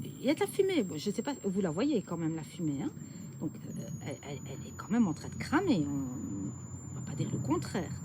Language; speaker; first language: French; native; French